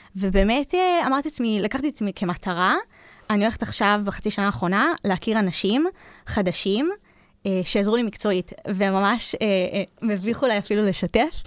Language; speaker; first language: Hebrew; native; Hebrew